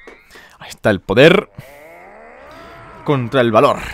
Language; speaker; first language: Spanish; native; Spanish